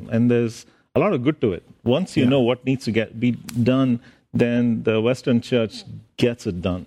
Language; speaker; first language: English; non-native, local second language; Tamil